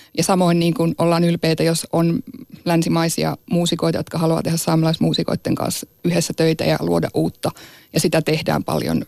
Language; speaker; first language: Finnish; non-native, local second language; Northern Sami